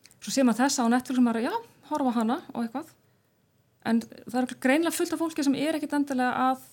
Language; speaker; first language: Icelandic; non-native, fluent; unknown